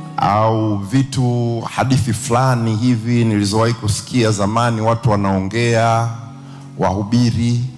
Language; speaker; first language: Swahili; native; Swahili